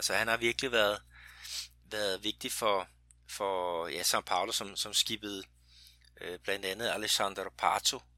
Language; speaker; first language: Danish; native; Danish